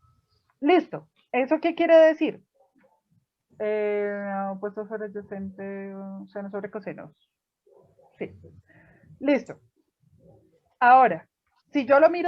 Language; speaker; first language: Spanish; native; Spanish